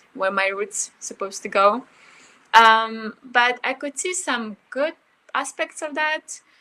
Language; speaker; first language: English; early bilingual, other home language; Ukrainian